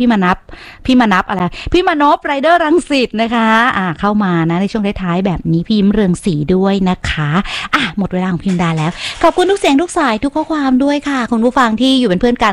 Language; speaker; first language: Thai; native; Thai